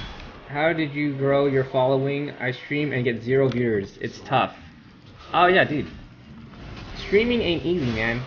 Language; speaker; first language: English; native; English